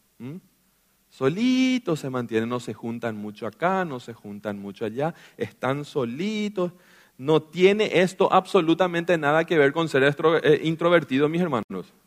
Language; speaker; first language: Spanish; native; Spanish